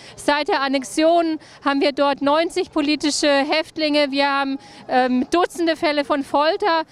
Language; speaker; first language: German; native; German